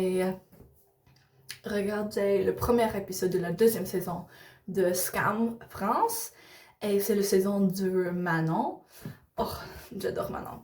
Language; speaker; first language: French; non-native, learner; English